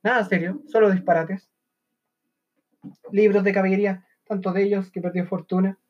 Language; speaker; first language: Spanish; native; Spanish